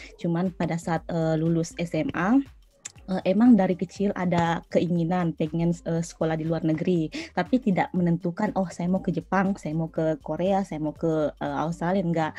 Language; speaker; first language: Indonesian; native; Indonesian